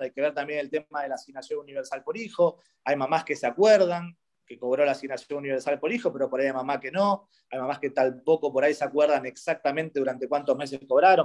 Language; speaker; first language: Spanish; native; Spanish